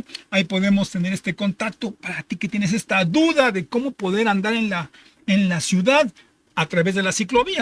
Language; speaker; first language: Spanish; native; Spanish